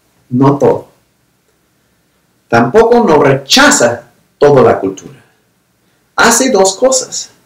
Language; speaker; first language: Spanish; non-native, fluent; English